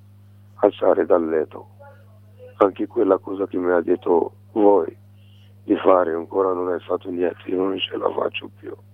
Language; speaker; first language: Italian; non-native, learner; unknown